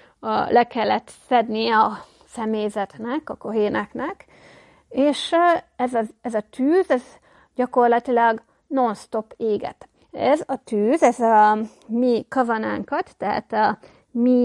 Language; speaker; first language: Hungarian; native; Hungarian